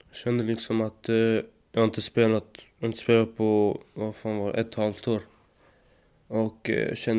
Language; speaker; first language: Swedish; native; Swedish